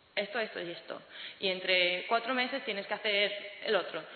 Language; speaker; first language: Spanish; non-native, fluent; English